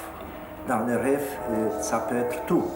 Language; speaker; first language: French; non-native, fluent; Polish